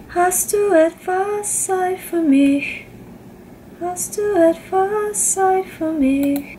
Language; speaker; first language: German; non-native, learner; English